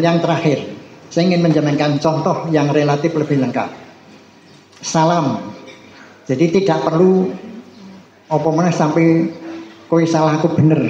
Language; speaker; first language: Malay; non-native, local second language; Javanese